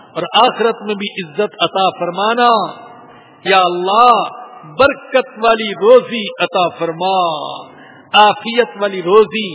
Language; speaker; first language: Urdu; non-native, local second language; Punjabi